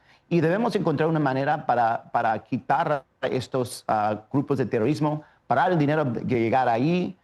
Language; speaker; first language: Spanish; early bilingual, heritage; Spanish